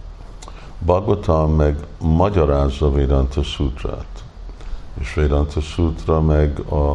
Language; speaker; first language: Hungarian; early bilingual, heritage; Hungarian